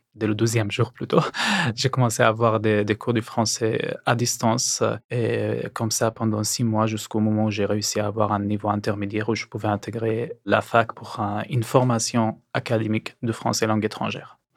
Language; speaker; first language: French; non-native, fluent; Arabic